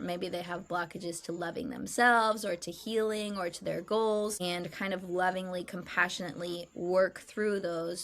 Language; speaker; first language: English; native; English